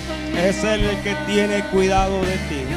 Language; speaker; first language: Spanish; native; Spanish